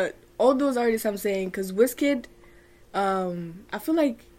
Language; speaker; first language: English; non-native, fluent; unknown